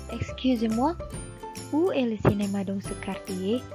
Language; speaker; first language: French; non-native, learner; Indonesian